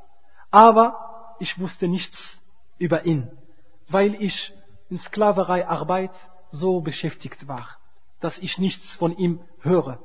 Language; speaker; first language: German; non-native, fluent; Arabic